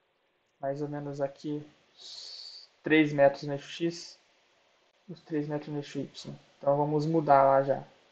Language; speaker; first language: Portuguese; native; Portuguese